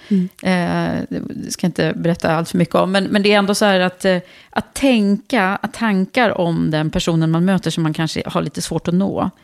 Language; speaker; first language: Swedish; native; Swedish